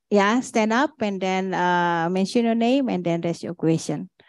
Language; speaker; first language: English; non-native, fluent; Indonesian